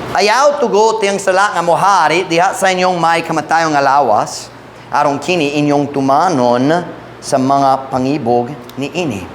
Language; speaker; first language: Cebuano; non-native, fluent; English